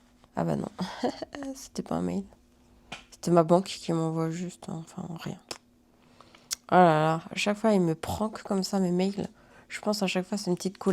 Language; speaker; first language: French; native; French